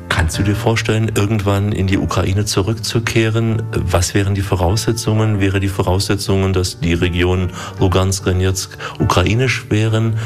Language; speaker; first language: German; native; German